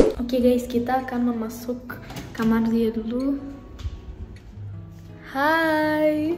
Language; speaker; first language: Indonesian; non-native, fluent; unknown